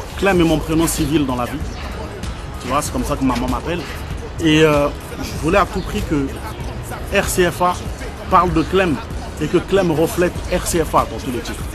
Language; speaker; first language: French; early bilingual, other home language; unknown